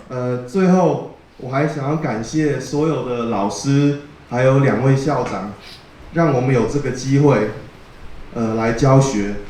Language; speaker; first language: Chinese; early bilingual, heritage; Chinese